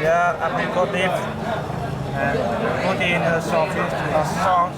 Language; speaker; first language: English; non-native, learner; Vietnamese